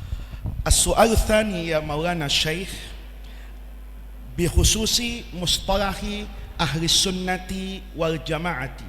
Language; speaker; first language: Arabic; non-native, fluent; Indonesian